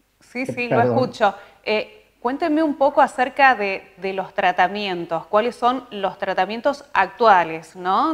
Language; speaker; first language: Spanish; native; Spanish